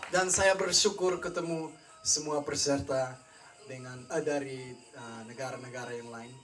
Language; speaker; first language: Indonesian; non-native, fluent; Dutch